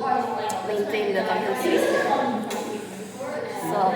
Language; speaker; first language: English; non-native, learner; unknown